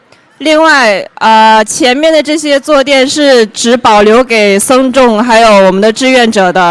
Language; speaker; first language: Chinese; native; Chinese